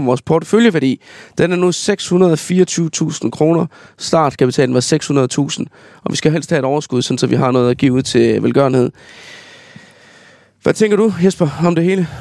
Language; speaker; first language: Danish; native; Danish